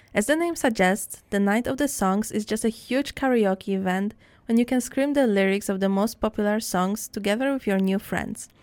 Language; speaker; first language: English; non-native, fluent; Polish